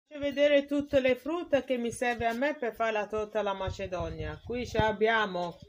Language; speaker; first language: Italian; non-native, learner; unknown